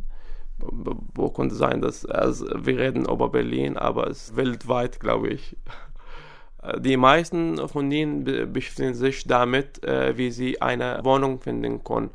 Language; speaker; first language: German; non-native, fluent; Arabic